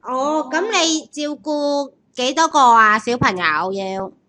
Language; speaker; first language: Chinese; native; Chinese